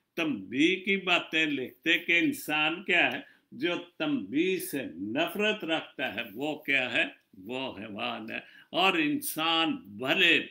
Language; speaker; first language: Urdu; non-native, local second language; Punjabi